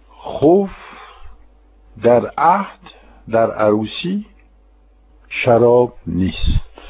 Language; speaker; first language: Persian; non-native, fluent; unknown